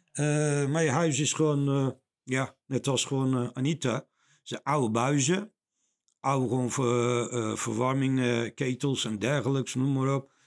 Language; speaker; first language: Dutch; non-native, learner; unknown